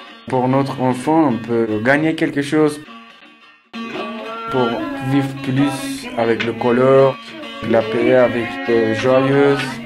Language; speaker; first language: French; non-native, learner; Kurdish